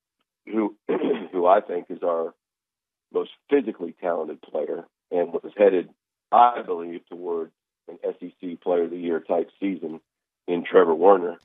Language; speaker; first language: English; native; English